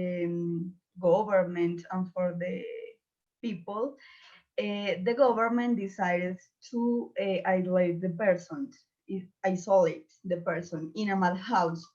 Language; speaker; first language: English; non-native, learner; Spanish